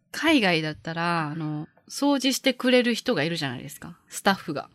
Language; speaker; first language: Japanese; native; Japanese